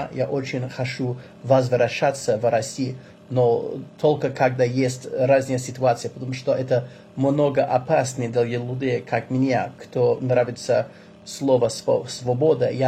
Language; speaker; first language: Russian; non-native, learner; English